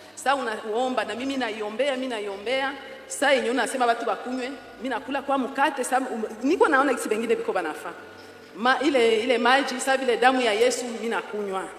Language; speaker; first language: Swahili; native; Swahili